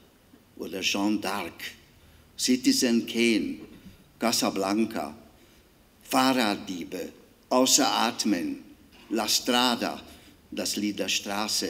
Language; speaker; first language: German; non-native, fluent; Hungarian